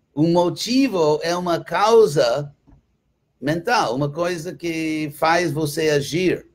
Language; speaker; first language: Portuguese; non-native, fluent; English